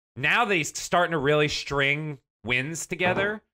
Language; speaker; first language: English; native; English